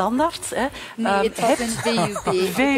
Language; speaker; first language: Dutch; native; Dutch